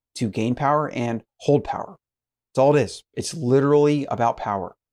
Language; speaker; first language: English; native; English